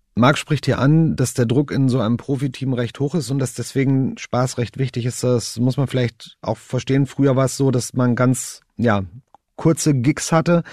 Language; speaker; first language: German; native; German